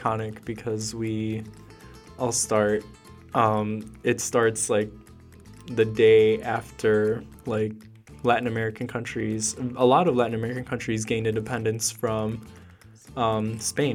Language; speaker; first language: English; native; English